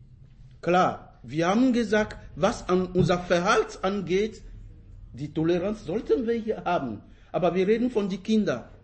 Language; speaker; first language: German; non-native, fluent; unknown